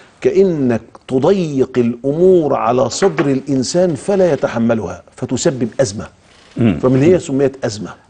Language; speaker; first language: Arabic; native; Arabic